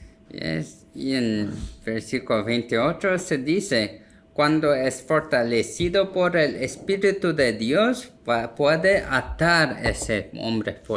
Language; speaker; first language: Spanish; non-native, learner; Korean